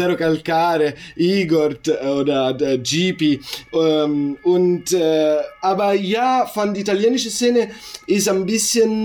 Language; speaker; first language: German; non-native, learner; Italian